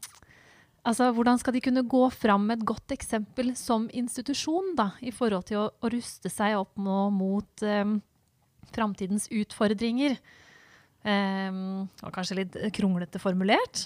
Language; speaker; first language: Norwegian; native; Norwegian